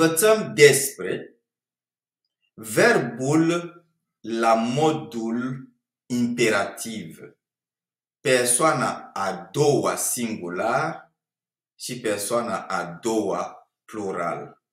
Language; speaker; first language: Romanian; non-native, fluent; French